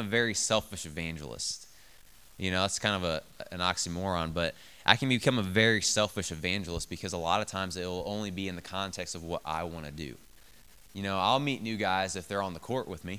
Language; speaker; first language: English; native; English